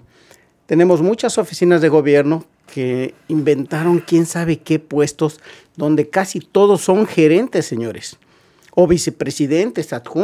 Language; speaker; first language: Spanish; native; Spanish